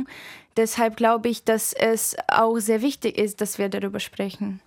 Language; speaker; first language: German; non-native, fluent; Russian